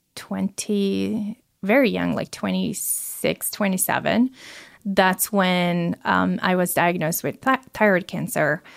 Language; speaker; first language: English; non-native, fluent; Portuguese